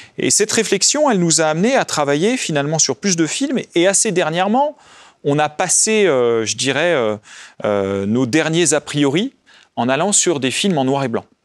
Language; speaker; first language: French; native; French